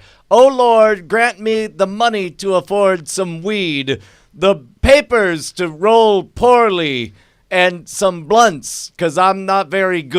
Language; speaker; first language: English; native; English